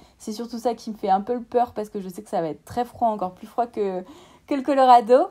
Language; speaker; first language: French; native; French